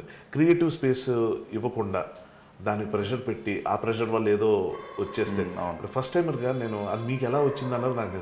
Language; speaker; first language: Telugu; native; Telugu